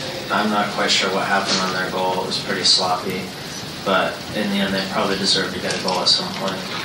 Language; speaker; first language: English; native; English